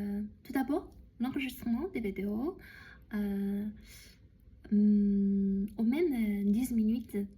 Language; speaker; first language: French; non-native, learner; Chinese